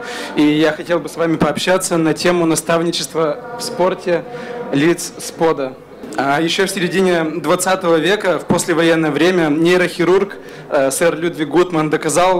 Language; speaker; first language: Russian; native; Russian